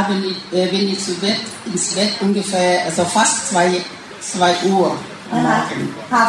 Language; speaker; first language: German; non-native, learner; Thai